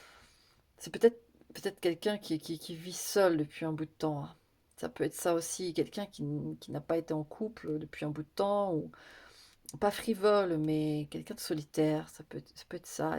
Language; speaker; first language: French; native; French